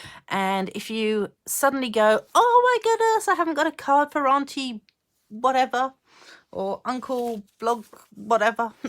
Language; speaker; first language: English; native; English